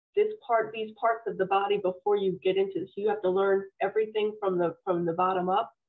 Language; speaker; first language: English; native; English